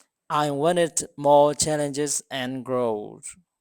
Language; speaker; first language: English; non-native, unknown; Burmese